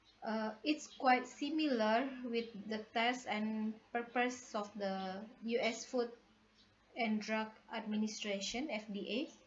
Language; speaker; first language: English; non-native, learner; Indonesian